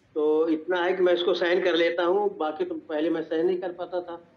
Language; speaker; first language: Hindi; native; Hindi